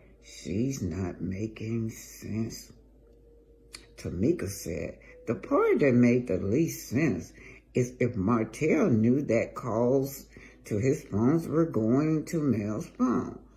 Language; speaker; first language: English; native; English